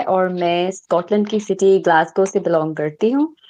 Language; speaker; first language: Urdu; early bilingual, heritage; Urdu